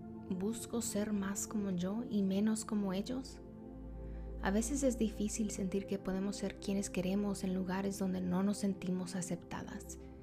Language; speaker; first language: Spanish; early bilingual, heritage; Spanish